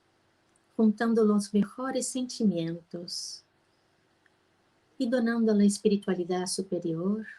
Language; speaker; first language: Spanish; non-native, fluent; Portuguese